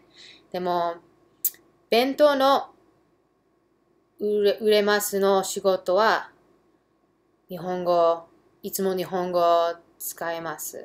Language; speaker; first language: Japanese; early bilingual, heritage; English